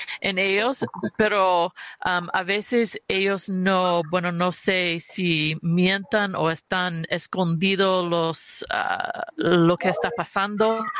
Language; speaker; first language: Spanish; early bilingual, heritage; Spanish